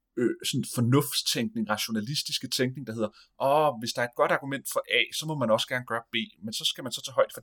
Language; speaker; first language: Danish; native; Danish